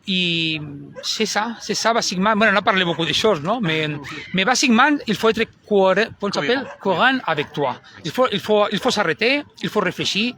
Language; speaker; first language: French; non-native, learner; Spanish